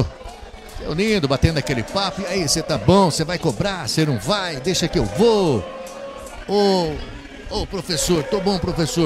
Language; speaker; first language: Portuguese; native; Portuguese